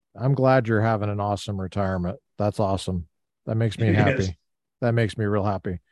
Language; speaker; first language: English; native; English